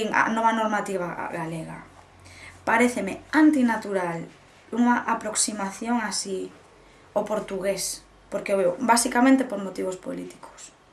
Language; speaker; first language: Galician; non-native, local second language; Spanish